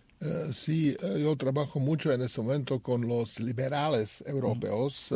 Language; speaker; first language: Spanish; non-native, learner; Czech